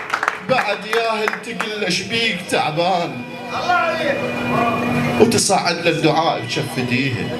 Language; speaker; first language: Arabic; native; Arabic